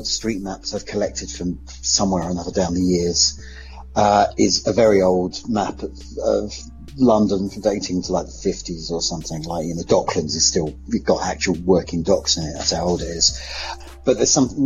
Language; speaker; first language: English; native; English